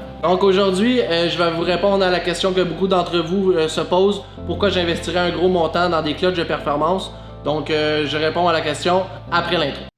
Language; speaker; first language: French; native; French